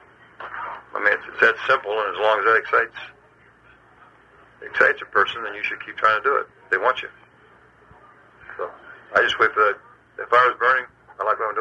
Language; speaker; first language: English; early bilingual, other home language; Spanish